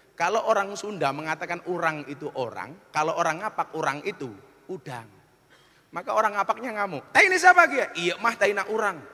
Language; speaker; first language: Indonesian; non-native, local second language; Javanese